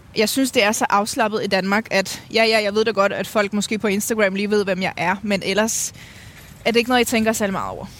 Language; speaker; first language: Danish; early bilingual, other home language; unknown